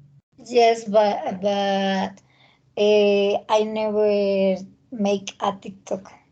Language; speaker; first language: English; non-native, learner; Spanish